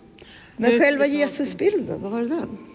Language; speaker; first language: Swedish; native; Swedish